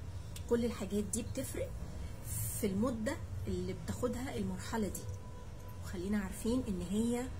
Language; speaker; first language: Arabic; native; Arabic